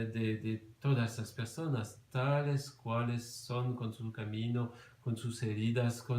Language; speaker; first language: Spanish; non-native, fluent; French